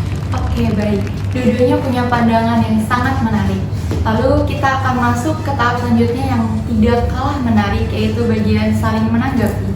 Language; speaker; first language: Indonesian; native; Indonesian